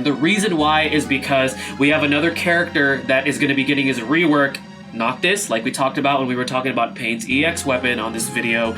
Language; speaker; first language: English; native; English